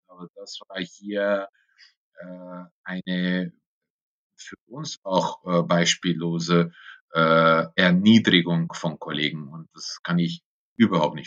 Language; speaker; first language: German; non-native, fluent; Hungarian